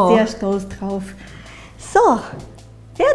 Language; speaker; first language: German; non-native, fluent; Japanese